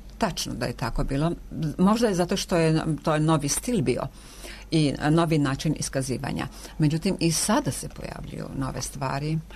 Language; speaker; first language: Serbian; non-native, local second language; Hungarian